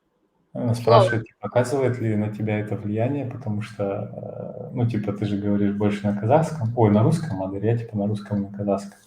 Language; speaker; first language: Russian; native; Russian